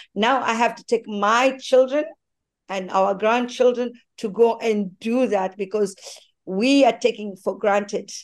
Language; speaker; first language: English; non-native, local second language; Swahili